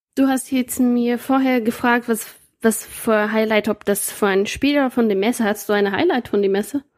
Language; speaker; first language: German; non-native, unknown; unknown